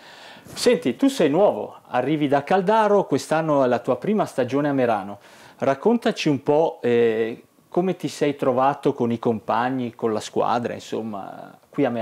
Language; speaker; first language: Italian; native; Italian